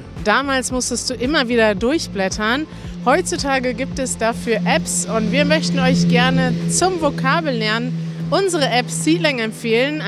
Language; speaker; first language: German; native; German